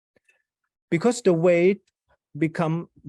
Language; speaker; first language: English; non-native, fluent; Thai